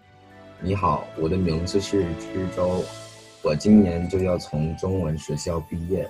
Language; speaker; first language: Chinese; early bilingual, heritage; Chinese